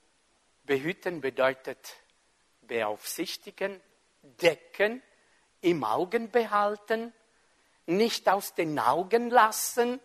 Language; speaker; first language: German; non-native, fluent; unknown